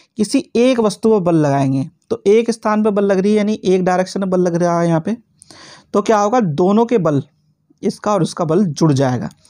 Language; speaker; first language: Hindi; native; Hindi